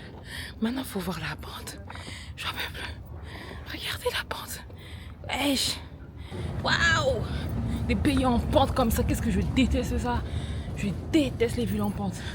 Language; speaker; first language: French; native; French